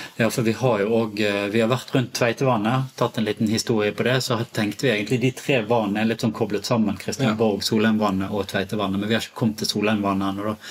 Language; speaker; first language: Norwegian; native; Norwegian